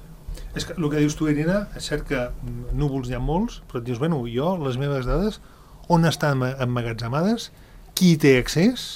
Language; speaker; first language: Catalan; native; Catalan